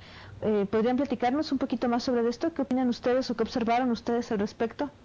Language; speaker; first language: Spanish; native; Spanish